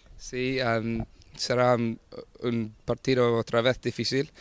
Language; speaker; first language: Spanish; non-native, learner; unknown